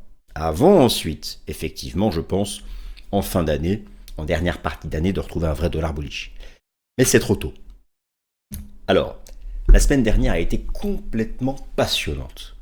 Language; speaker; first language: French; native; French